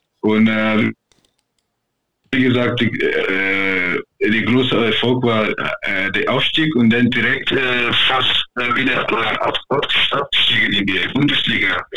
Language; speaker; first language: German; non-native, fluent; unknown